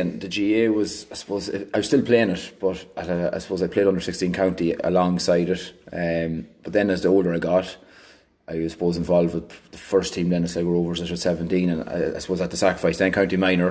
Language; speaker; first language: English; native; English